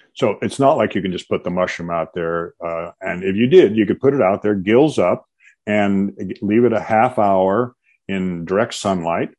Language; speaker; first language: English; native; English